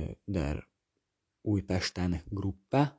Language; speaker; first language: German; non-native, learner; Hungarian